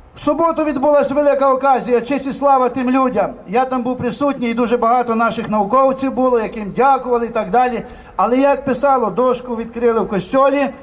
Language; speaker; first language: Ukrainian; native; Ukrainian